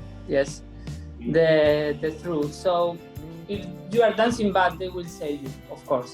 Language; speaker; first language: English; non-native, fluent; Spanish